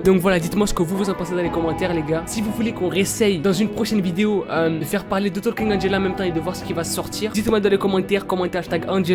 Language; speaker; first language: French; native; French